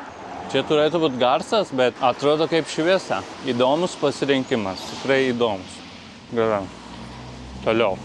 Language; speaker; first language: Lithuanian; non-native, learner; Turkish